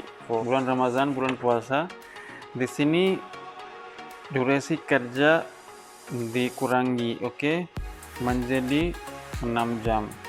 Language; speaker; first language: Indonesian; non-native, learner; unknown